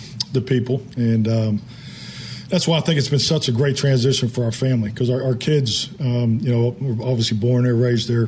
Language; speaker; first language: English; native; English